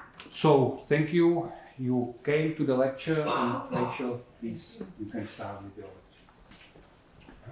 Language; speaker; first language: English; non-native, fluent; Czech